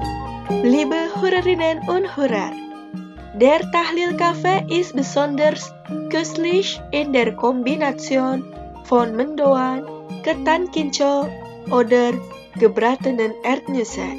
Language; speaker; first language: German; non-native, fluent; Indonesian